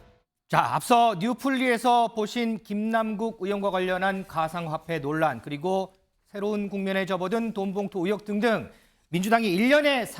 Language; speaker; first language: Korean; native; Korean